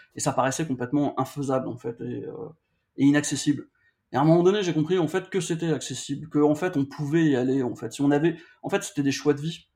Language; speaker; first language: French; native; French